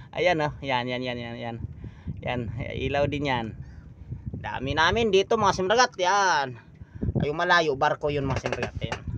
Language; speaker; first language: Filipino; native; Filipino